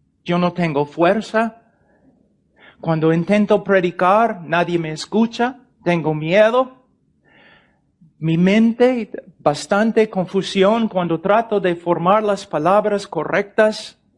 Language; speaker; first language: Spanish; non-native, fluent; English